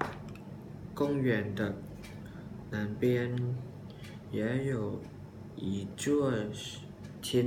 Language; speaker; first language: Chinese; non-native, learner; Thai